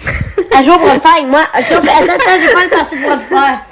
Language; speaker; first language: French; native; French